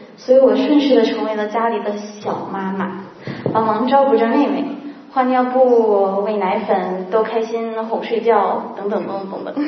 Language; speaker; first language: Chinese; native; Chinese